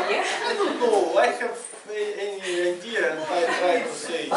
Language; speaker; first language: English; non-native, learner; Russian